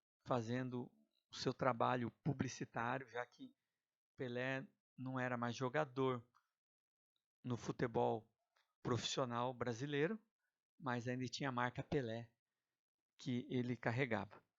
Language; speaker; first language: Portuguese; native; Portuguese